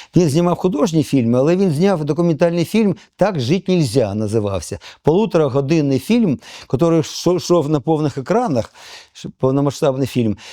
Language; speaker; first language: Ukrainian; non-native, local second language; Russian